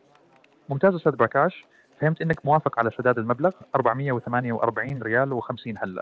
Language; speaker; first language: Arabic; native; Arabic